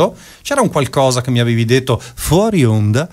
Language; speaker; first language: Italian; native; Italian